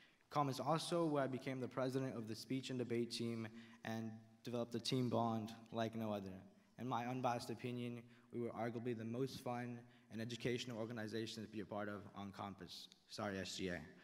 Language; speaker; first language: English; early bilingual, other home language; Spanish